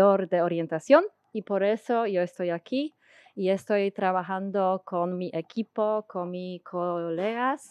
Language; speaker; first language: Spanish; non-native, learner; Polish